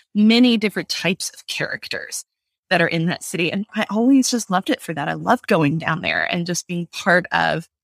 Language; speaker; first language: English; native; English